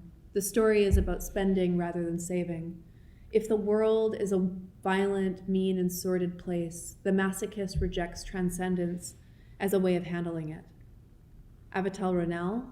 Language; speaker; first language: English; native; English